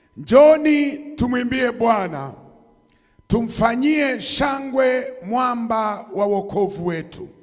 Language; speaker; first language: Swahili; native; Swahili